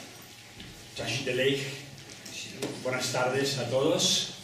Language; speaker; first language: Spanish; non-native, learner; Tibetan